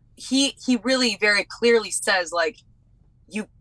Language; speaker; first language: English; native; English